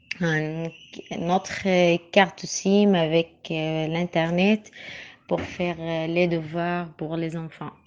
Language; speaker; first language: French; non-native, learner; Arabic